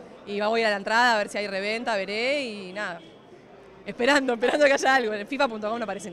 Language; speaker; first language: Spanish; native; Spanish